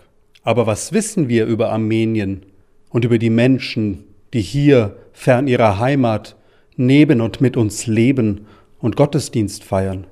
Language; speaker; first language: German; native; German